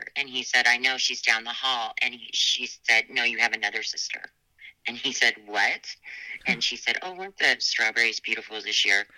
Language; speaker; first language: English; native; English